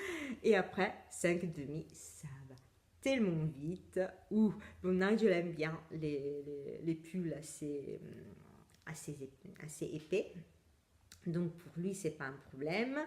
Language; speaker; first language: French; non-native, fluent; Italian